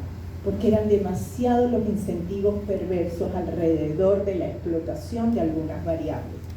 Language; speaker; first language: Spanish; native; Spanish